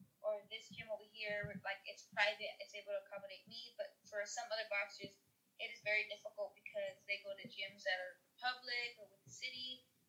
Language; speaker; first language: English; early bilingual, other home language; Spanish